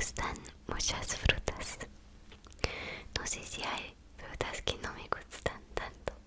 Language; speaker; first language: Spanish; non-native, fluent; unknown